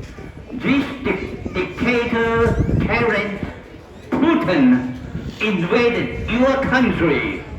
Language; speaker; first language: English; non-native, fluent; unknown